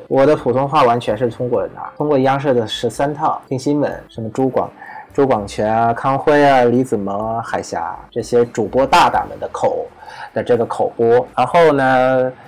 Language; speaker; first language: Chinese; non-native, fluent; Vietnamese